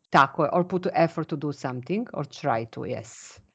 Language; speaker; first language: English; non-native, fluent; Serbian